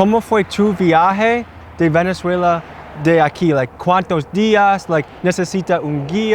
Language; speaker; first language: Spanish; non-native, learner; English